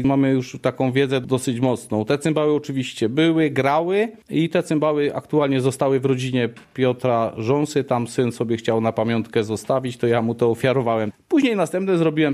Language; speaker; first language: Polish; native; Polish